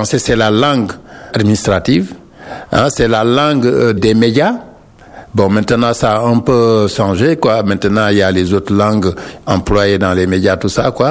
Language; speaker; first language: French; non-native, local second language; Wolof